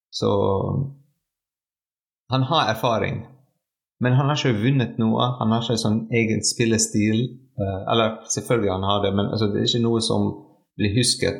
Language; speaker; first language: Norwegian; non-native, fluent; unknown